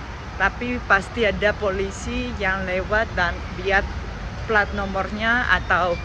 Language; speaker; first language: Indonesian; non-native, fluent; Spanish